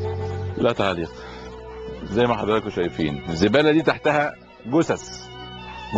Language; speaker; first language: Arabic; native; Arabic